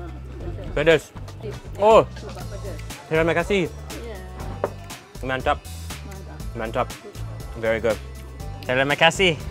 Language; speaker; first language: Indonesian; non-native, learner; English